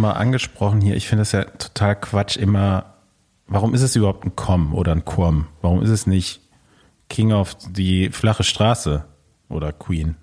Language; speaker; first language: German; native; German